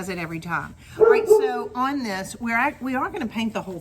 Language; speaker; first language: English; native; English